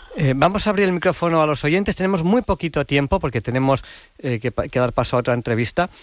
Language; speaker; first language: Spanish; native; Spanish